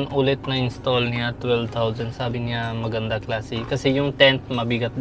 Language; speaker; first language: Filipino; non-native, learner; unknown